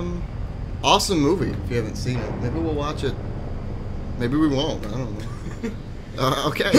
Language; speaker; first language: English; native; English